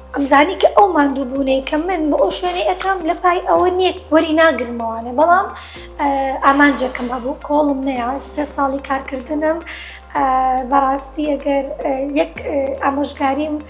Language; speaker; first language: Central Kurdish; native; Central Kurdish